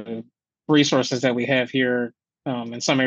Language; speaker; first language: English; native; English